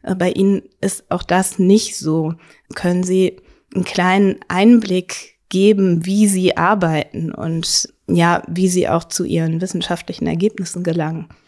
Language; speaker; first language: German; native; German